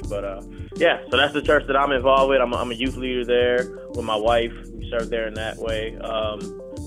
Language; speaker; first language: English; native; English